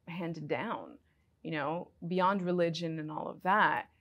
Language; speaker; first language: English; native; English